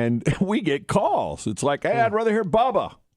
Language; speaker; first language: English; native; English